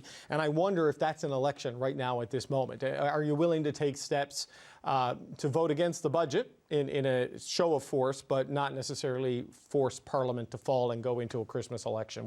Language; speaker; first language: English; native; English